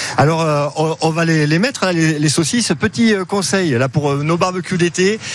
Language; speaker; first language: French; native; French